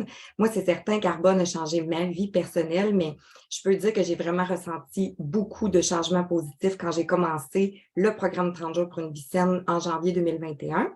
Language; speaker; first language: French; native; French